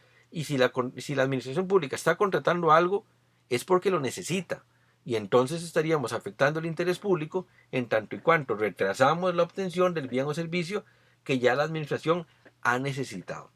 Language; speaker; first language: Spanish; native; Spanish